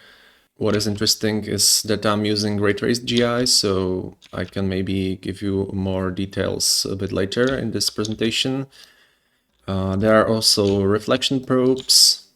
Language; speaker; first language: English; non-native, fluent; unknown